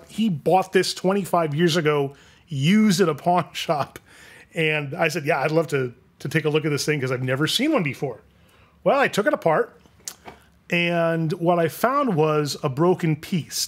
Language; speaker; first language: English; native; English